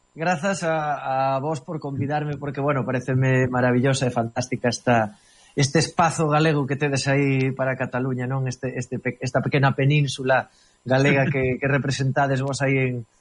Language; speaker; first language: Galician; native; Galician